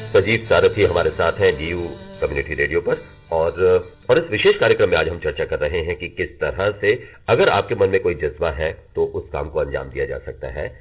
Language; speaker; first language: Hindi; native; Hindi